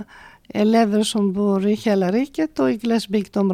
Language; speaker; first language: Swedish; non-native, fluent; Greek